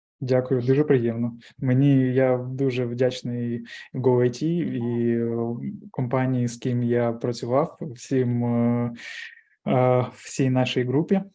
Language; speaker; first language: Ukrainian; non-native, local second language; Russian